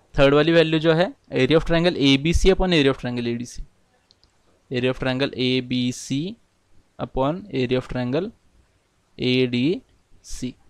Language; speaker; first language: Hindi; non-native, local second language; Marathi